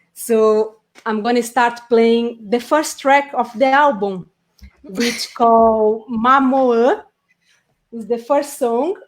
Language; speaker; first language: English; non-native, fluent; Portuguese